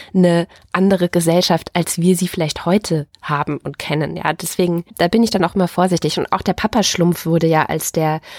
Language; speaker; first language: German; native; German